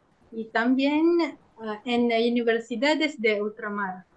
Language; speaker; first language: Spanish; non-native, learner; Malay